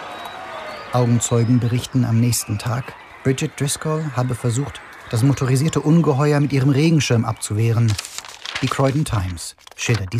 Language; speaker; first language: German; native; German